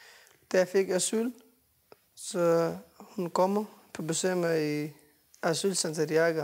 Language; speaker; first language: Danish; non-native, learner; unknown